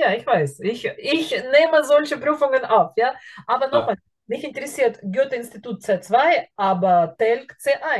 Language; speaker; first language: German; non-native, fluent; Russian